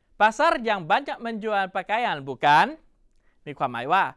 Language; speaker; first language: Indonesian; non-native, fluent; Thai